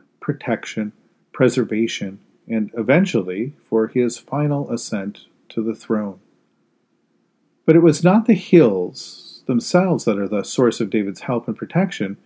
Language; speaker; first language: English; native; English